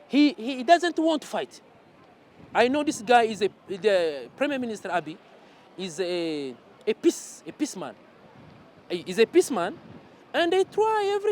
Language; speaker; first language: English; non-native, learner; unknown